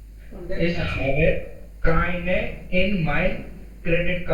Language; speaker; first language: German; non-native, learner; Hindi